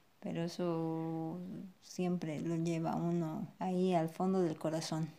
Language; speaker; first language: Spanish; native; Spanish